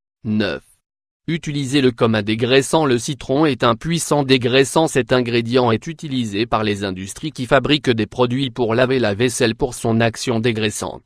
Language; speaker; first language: French; native; French